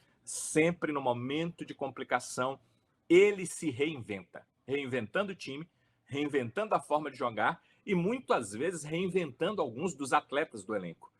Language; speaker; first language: Portuguese; native; Portuguese